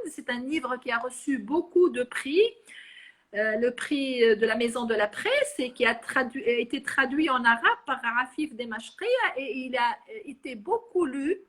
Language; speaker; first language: French; non-native, local second language; Arabic